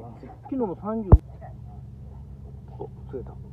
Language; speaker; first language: Japanese; native; Japanese